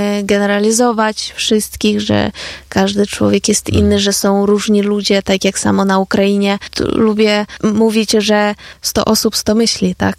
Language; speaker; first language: Polish; non-native, fluent; Ukrainian